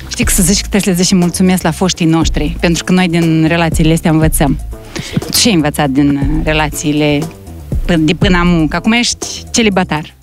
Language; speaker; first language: Romanian; native; Romanian